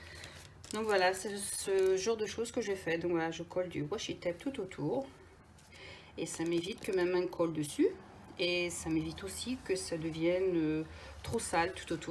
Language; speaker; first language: French; native; French